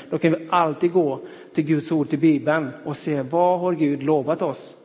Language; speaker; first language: Swedish; non-native, fluent; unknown